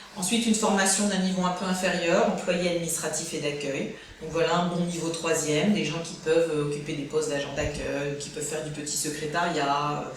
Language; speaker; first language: French; native; French